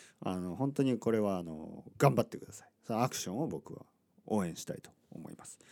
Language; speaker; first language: Japanese; native; Japanese